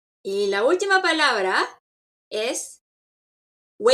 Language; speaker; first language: Spanish; non-native, local second language; Korean